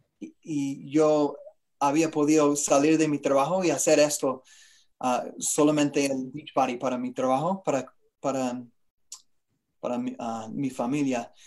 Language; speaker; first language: Spanish; non-native, learner; English